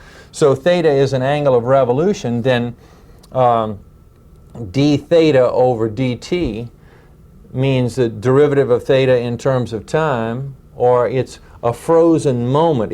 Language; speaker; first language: English; native; English